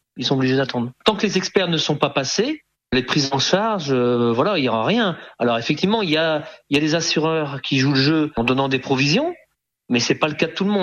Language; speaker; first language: French; native; French